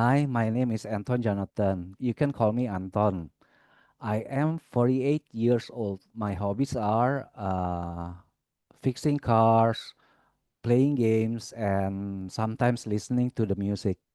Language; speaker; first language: English; non-native, fluent; Indonesian